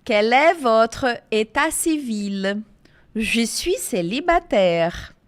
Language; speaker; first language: French; non-native, fluent; Portuguese